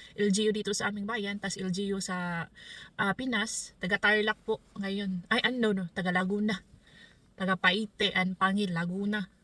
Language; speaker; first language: Filipino; non-native, local second language; Cebuano